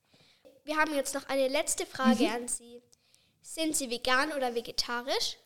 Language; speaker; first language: German; native; German